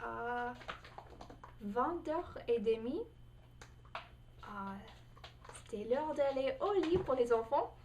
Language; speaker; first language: French; non-native, fluent; English